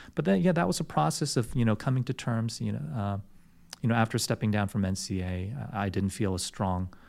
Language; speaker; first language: English; native; English